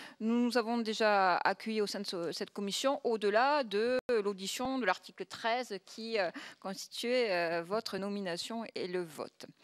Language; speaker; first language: French; native; French